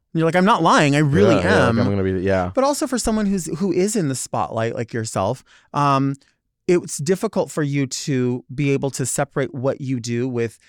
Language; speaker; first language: English; native; English